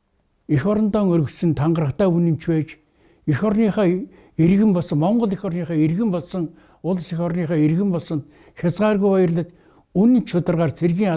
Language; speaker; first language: Mongolian; native; Mongolian